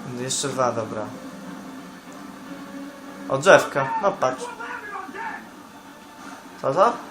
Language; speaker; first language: Polish; native; Polish